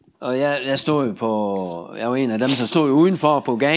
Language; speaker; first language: Danish; non-native, fluent; Russian